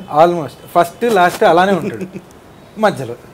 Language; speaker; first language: Telugu; native; Telugu